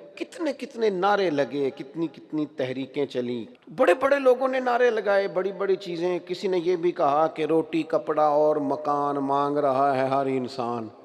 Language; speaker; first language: Urdu; non-native, local second language; Punjabi